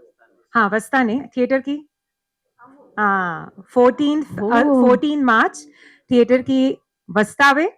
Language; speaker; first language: Telugu; non-native, learner; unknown